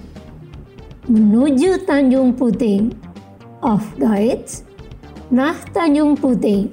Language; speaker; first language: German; non-native, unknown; Indonesian